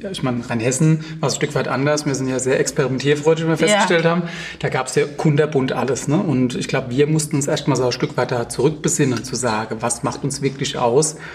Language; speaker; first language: German; native; German